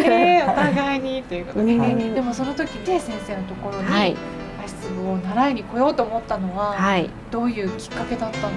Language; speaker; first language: Japanese; native; Japanese